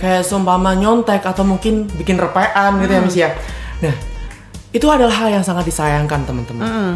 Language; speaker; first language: Indonesian; native; Indonesian